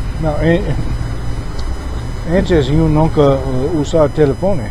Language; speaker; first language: Portuguese; non-native, learner; English